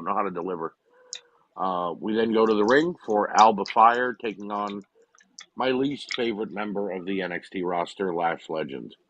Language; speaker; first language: English; native; English